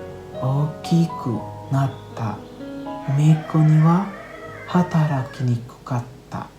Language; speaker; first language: Japanese; non-native, learner; Indonesian